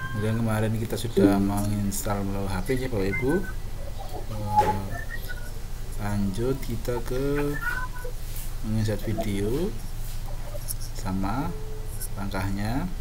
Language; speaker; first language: Indonesian; native; Indonesian